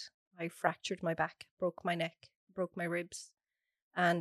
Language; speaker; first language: English; native; English